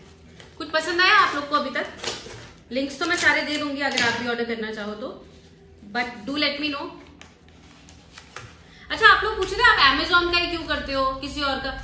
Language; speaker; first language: Hindi; native; Hindi